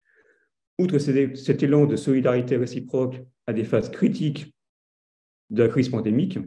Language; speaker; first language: French; native; French